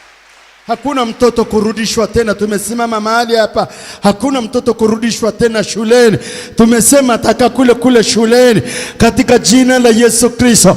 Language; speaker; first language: Swahili; native; Swahili